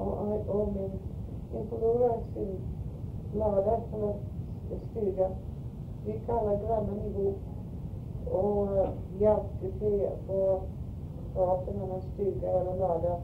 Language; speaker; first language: Swedish; early bilingual, heritage; Swedish